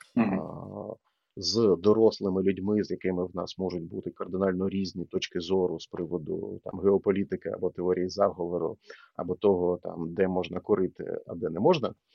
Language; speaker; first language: Ukrainian; non-native, local second language; Russian